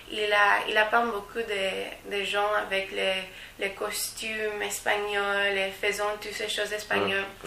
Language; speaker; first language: French; non-native, learner; Spanish